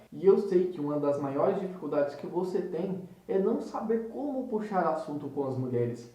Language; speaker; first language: Portuguese; native; Portuguese